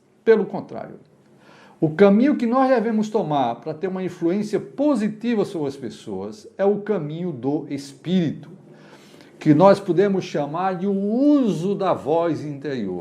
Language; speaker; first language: Portuguese; native; Portuguese